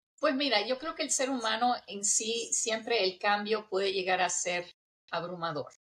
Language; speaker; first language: Spanish; early bilingual, heritage; Spanish